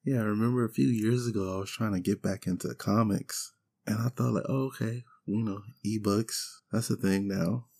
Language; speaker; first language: English; native; English